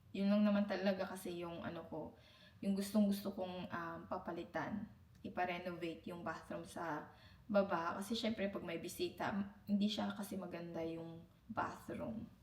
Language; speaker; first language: Filipino; non-native, local second language; Cebuano